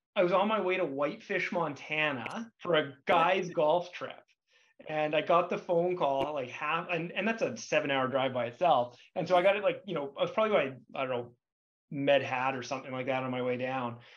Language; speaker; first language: English; native; English